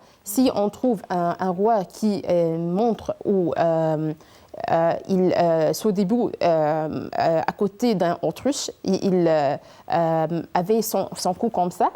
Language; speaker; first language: French; non-native, learner; Arabic